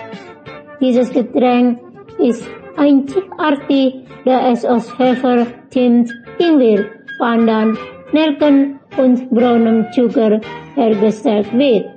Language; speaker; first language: German; non-native, fluent; Indonesian